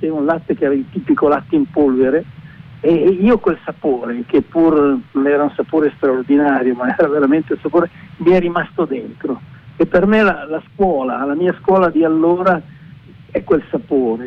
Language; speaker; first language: Italian; native; Italian